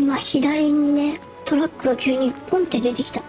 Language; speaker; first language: Japanese; native; Japanese